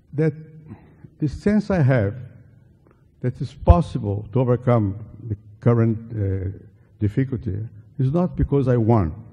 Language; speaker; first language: English; non-native, fluent; Portuguese